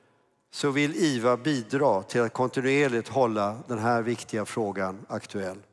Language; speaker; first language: Swedish; native; Swedish